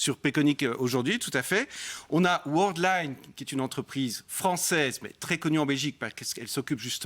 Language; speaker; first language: French; native; French